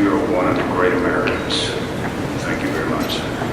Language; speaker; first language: English; native; English